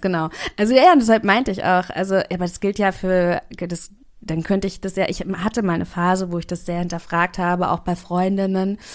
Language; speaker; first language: German; native; German